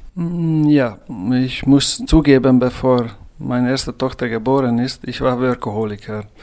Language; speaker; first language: German; non-native, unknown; Hungarian